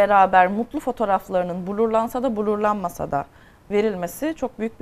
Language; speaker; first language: Turkish; native; Turkish